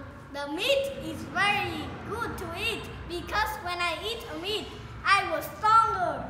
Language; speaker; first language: English; non-native, learner; Vietnamese